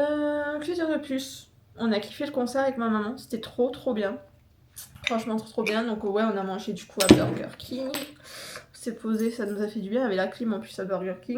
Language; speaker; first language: French; native; French